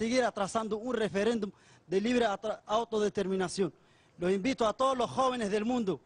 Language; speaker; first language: Spanish; non-native, fluent; Arabic